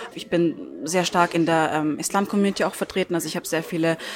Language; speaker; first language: German; early bilingual, other home language; Turkish